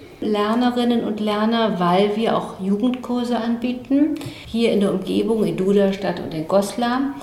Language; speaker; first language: German; native; German